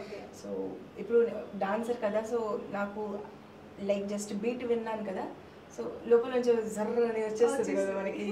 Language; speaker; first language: Telugu; non-native, local second language; Hindi